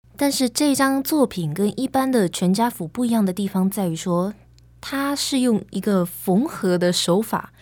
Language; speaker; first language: Chinese; native; Chinese